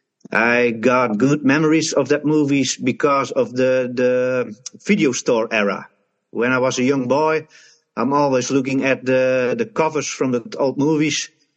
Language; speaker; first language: English; non-native, learner; Dutch